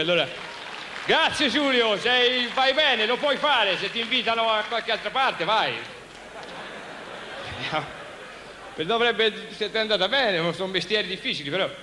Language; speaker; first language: Italian; native; Italian